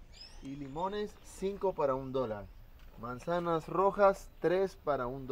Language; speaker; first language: Spanish; native; Spanish